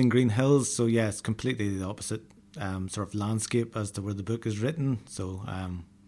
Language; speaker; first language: English; native; English